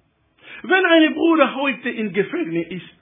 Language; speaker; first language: German; non-native, learner; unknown